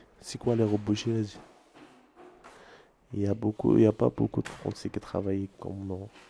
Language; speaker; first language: French; non-native, learner; Arabic